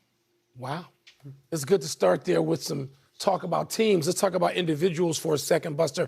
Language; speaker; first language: English; native; English